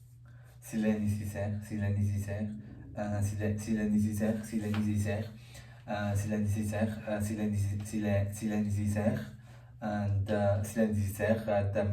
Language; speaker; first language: French; non-native, learner; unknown